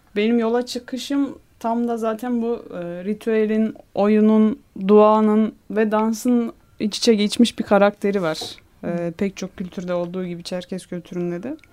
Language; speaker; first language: Turkish; non-native, local second language; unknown